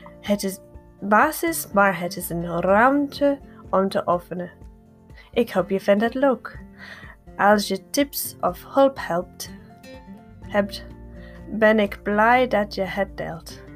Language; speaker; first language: Dutch; non-native, learner; English